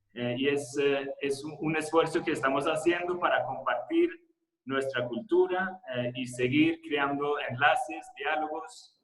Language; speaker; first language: Spanish; non-native, fluent; Swedish